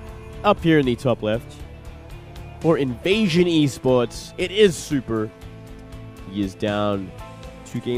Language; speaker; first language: English; native; English